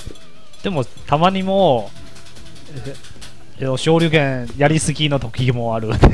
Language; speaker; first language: Japanese; non-native, learner; Chinese